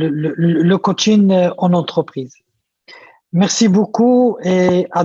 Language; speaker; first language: French; non-native, local second language; Arabic